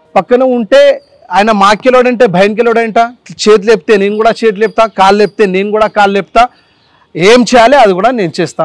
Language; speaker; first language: Telugu; non-native, local second language; Marathi